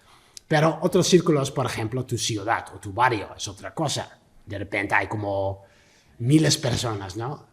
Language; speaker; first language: Spanish; non-native, learner; Dutch